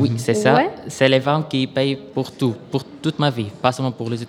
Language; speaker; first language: French; non-native, learner; Arabic